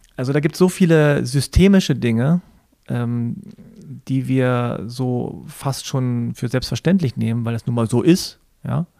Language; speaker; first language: German; native; German